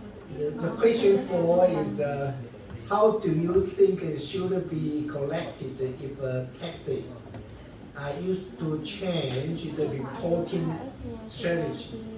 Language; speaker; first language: English; non-native, learner; Chinese